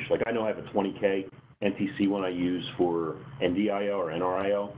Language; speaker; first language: English; native; English